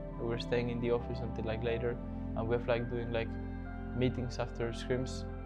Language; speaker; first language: English; non-native, fluent; Spanish